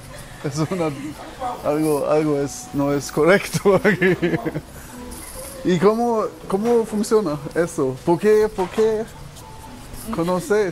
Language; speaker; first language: Spanish; non-native, learner; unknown